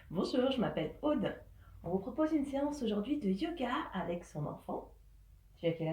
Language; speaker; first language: French; native; French